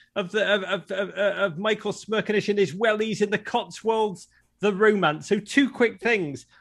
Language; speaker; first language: English; native; English